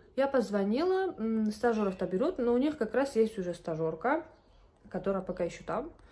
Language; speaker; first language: Russian; non-native, local second language; Georgian